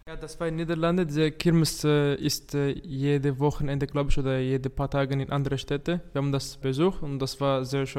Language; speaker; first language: German; non-native, fluent; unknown